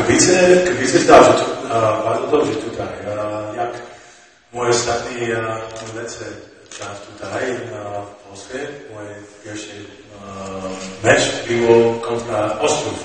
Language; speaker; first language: Polish; non-native, learner; English